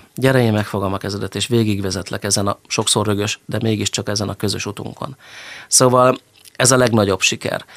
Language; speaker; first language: Hungarian; native; Hungarian